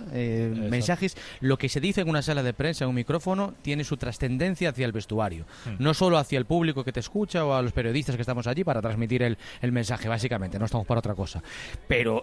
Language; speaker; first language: Spanish; native; Spanish